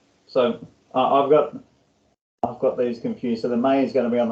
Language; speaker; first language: English; non-native, learner; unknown